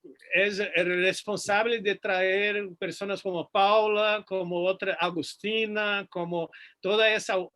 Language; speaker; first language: Spanish; non-native, fluent; Portuguese